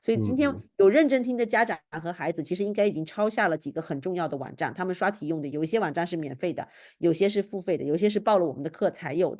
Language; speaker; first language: Chinese; native; Chinese